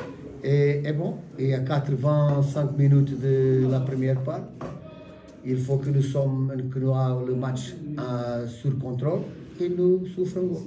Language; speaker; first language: French; non-native, learner; Portuguese